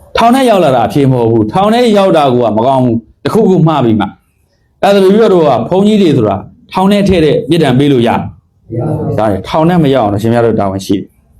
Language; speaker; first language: Burmese; native; Burmese